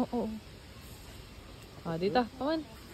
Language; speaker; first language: Filipino; native; Filipino